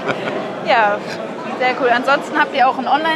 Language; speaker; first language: German; native; German